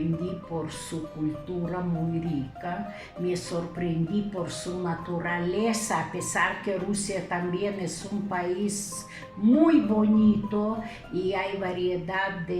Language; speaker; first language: Spanish; non-native, fluent; Lithuanian